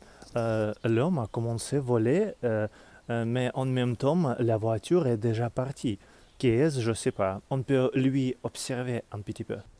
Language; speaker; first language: French; non-native, learner; Russian